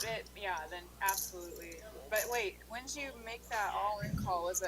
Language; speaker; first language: English; native; English